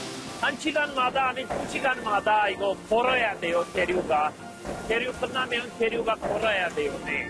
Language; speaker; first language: Korean; non-native, learner; Punjabi